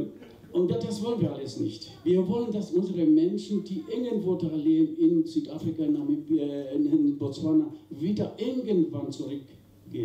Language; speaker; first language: German; non-native, fluent; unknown